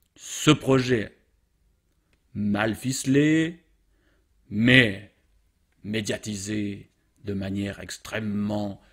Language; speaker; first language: French; native; French